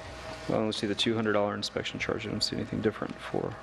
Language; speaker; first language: English; native; English